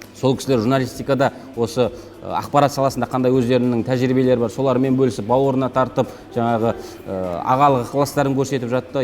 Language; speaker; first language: Kazakh; early bilingual, heritage; Kazakh